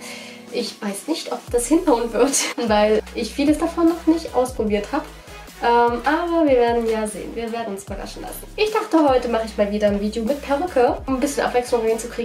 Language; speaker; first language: German; native; German